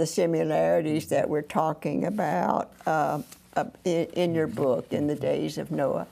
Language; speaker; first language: English; native; English